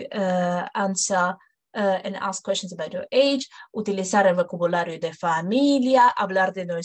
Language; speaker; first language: Spanish; non-native, fluent; English